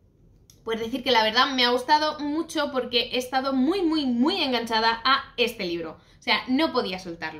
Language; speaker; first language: Spanish; native; Spanish